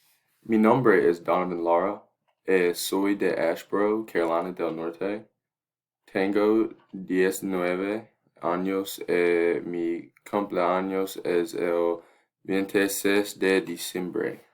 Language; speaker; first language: Spanish; non-native, learner; English